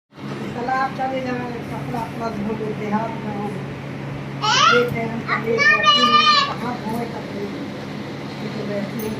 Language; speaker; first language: Hindi; native; Hindi